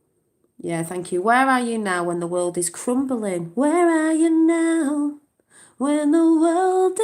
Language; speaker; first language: English; native; English